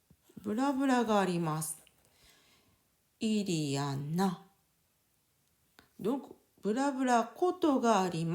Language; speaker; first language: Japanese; non-native, fluent; French